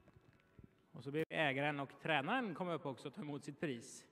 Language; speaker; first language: Swedish; native; Swedish